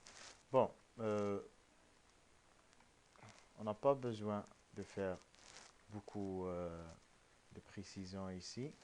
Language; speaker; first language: French; non-native, local second language; Arabic